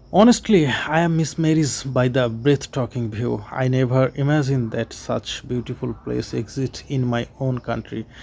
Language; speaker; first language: English; non-native, local second language; Bangla